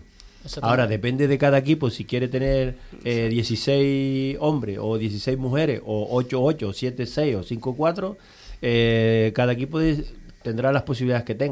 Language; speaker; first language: Spanish; native; Spanish